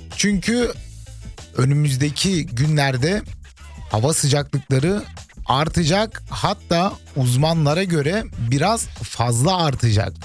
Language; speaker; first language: Turkish; early bilingual, heritage; Turkish